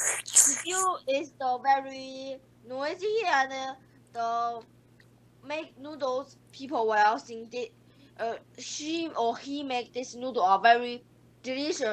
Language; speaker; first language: English; non-native, learner; Chinese